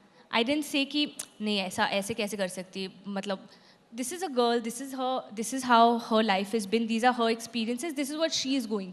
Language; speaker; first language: English; non-native, local second language; Hindi